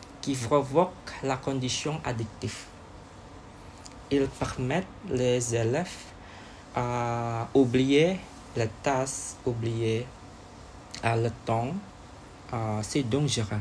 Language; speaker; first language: French; non-native, learner; Indonesian